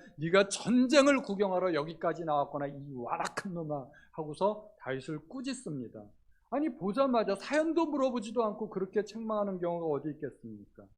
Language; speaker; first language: Korean; native; Korean